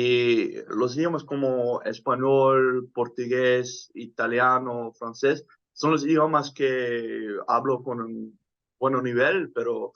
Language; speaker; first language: Spanish; non-native, fluent; Dutch